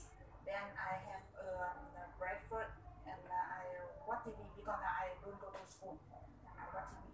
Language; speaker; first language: English; non-native, learner; Vietnamese